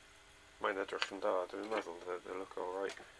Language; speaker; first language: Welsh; non-native, learner; English